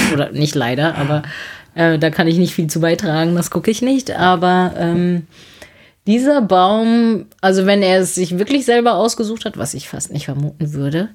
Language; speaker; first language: German; native; German